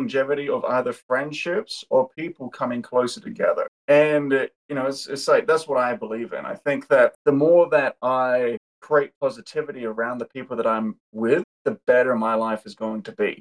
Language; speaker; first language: English; native; English